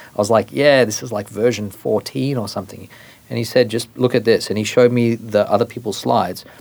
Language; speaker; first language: English; native; English